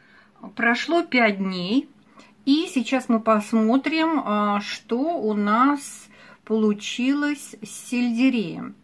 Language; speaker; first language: Russian; native; Russian